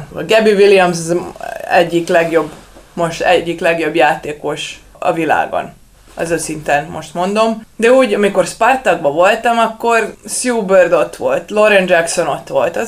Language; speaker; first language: Hungarian; non-native, learner; Serbian